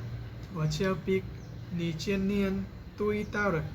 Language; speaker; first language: Chinese; non-native, learner; Lao